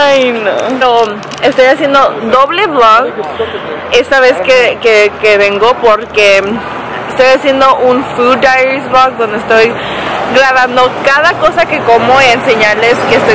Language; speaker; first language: Spanish; early bilingual, heritage; Spanish